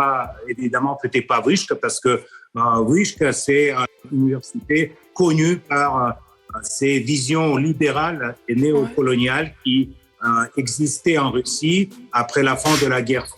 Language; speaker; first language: French; non-native, fluent; Russian